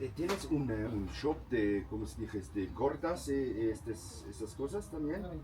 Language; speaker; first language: Spanish; non-native, learner; German